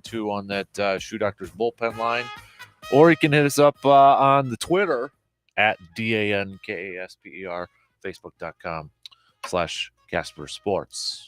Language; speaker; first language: English; native; English